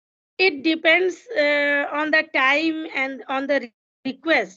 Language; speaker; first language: English; non-native, local second language; Hindi